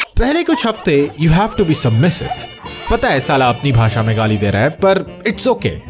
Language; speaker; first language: Hindi; non-native, local second language; Bangla